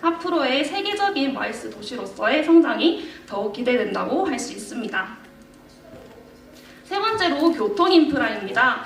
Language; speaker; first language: Korean; native; Korean